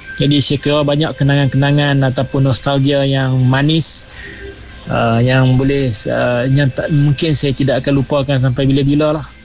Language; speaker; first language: Malay; native; Malay